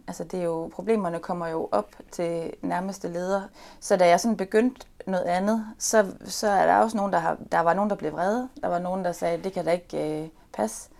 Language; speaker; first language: Danish; native; Danish